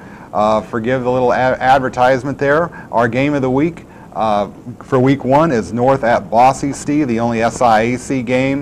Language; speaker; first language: English; native; English